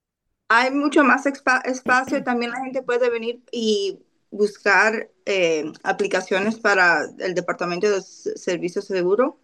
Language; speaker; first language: Spanish; early bilingual, other home language; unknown